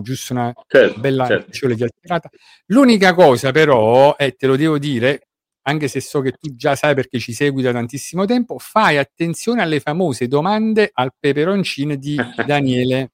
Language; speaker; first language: Italian; native; Italian